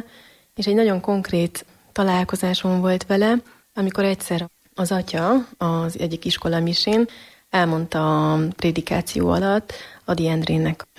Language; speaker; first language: Hungarian; native; Hungarian